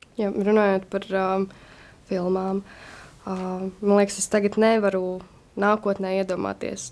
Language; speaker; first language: Latvian; native; Latvian